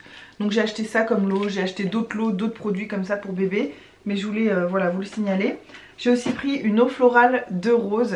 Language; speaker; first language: French; native; French